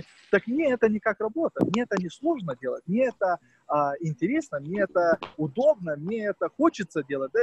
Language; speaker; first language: Russian; non-native, fluent; Lithuanian